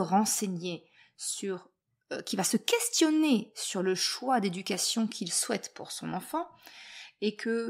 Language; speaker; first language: French; native; French